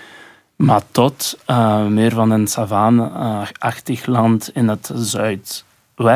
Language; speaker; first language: Dutch; non-native, local second language; French